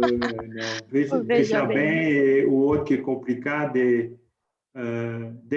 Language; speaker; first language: Portuguese; non-native, fluent; French